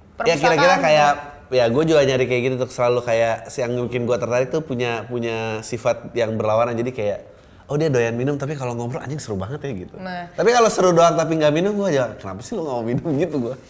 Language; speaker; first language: Indonesian; native; Indonesian